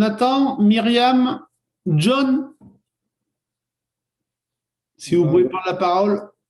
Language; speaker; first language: French; native; French